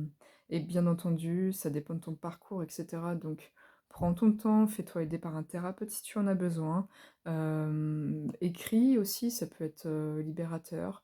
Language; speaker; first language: French; native; French